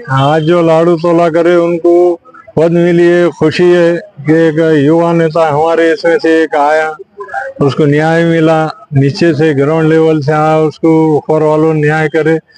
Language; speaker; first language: Hindi; non-native, local second language; Urdu